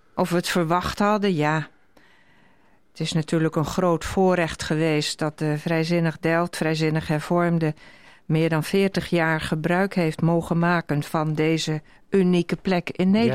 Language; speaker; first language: Dutch; native; Dutch